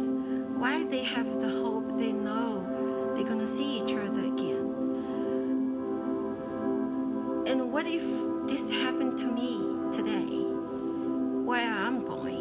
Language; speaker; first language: English; non-native, fluent; Chinese